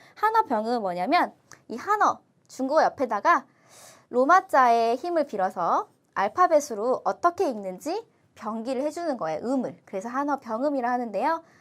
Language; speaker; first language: Korean; native; Korean